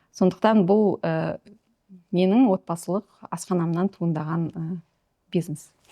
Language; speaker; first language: Kazakh; native; Kazakh